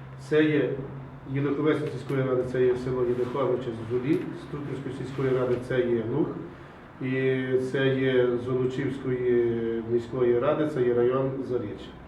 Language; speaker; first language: Ukrainian; native; Ukrainian